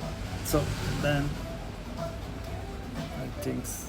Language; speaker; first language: English; non-native, learner; Italian